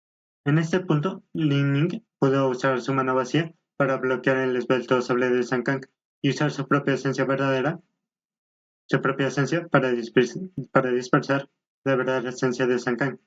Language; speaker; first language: Spanish; native; Spanish